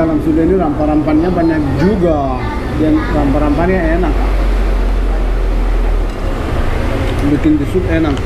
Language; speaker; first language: Indonesian; non-native, learner; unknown